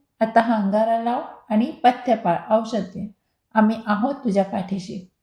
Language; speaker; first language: Marathi; non-native, local second language; Hindi